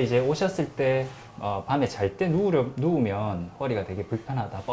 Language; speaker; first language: Korean; native; Korean